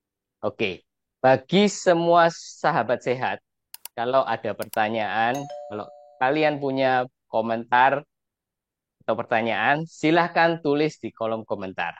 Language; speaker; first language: Indonesian; native; Indonesian